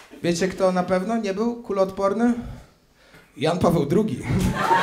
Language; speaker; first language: Polish; native; Polish